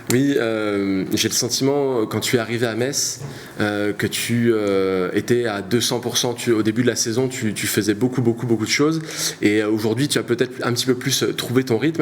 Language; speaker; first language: French; native; French